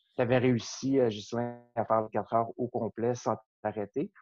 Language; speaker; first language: French; native; French